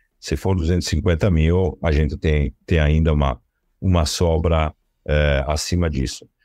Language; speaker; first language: Portuguese; non-native, fluent; Italian